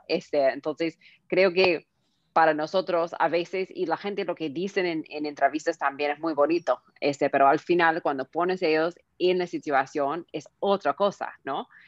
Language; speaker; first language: Spanish; non-native, fluent; English